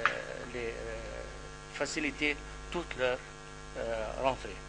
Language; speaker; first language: French; non-native, fluent; Arabic